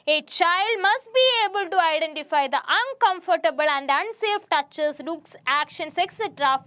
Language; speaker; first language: English; non-native, local second language; Malayalam